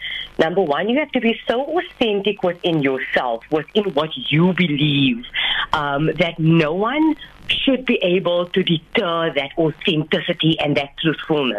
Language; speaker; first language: English; native; English